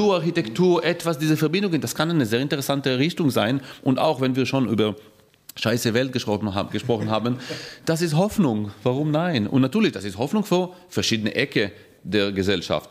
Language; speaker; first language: German; non-native, fluent; Hebrew